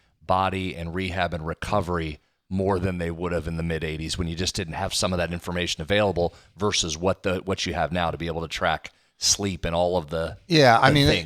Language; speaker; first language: English; native; English